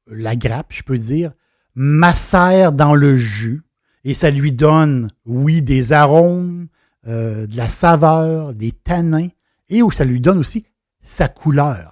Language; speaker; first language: French; native; French